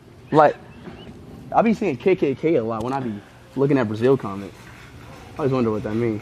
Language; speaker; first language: English; native; English